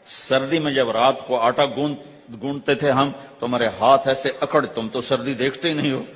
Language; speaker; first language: Urdu; non-native, local second language; Punjabi